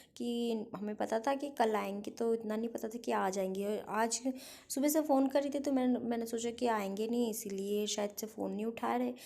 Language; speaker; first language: Hindi; non-native, local second language; Bangla